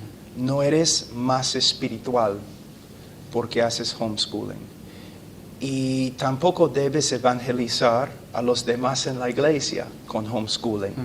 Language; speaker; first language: Spanish; non-native, fluent; English